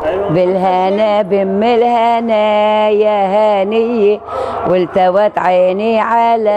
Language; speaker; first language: Arabic; native; Arabic